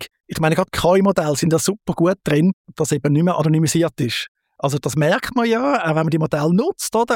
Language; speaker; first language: German; native; German